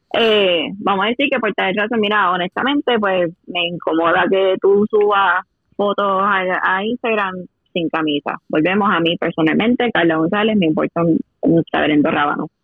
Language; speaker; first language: Spanish; native; Spanish